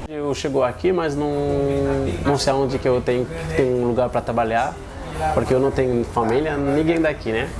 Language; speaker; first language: Portuguese; non-native, learner; Haitian Creole